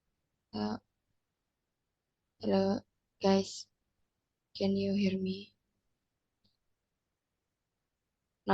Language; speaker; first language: English; non-native, learner; Indonesian